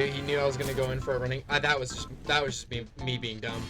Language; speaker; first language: English; native; English